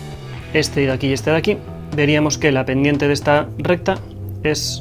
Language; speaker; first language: Spanish; native; Spanish